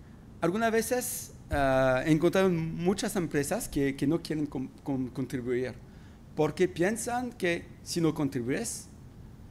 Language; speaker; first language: Spanish; non-native, fluent; French